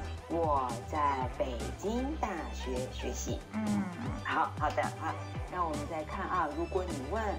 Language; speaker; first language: Chinese; non-native, fluent; Japanese